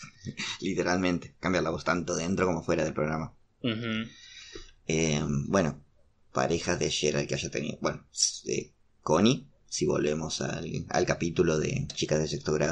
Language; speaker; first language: Spanish; native; Spanish